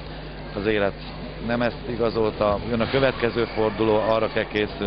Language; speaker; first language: Hungarian; native; Hungarian